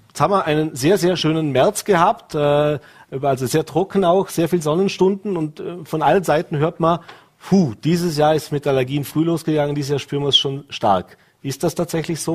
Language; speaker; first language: German; native; German